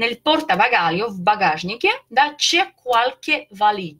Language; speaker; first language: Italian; non-native, fluent; Russian